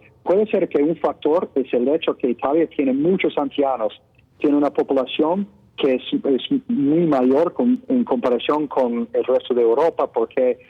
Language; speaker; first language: Spanish; non-native, fluent; Italian